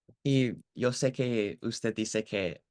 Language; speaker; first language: Spanish; non-native, learner; English